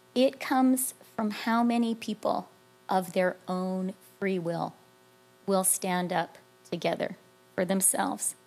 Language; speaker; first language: English; native; English